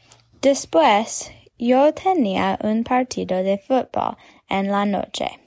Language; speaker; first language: Spanish; non-native, learner; English